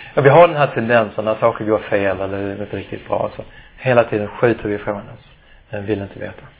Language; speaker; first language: Swedish; native; Swedish